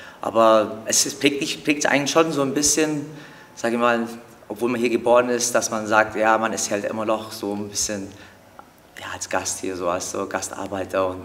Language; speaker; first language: German; early bilingual, other home language; Turkish